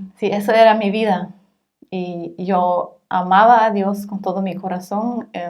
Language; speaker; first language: Spanish; non-native, fluent; German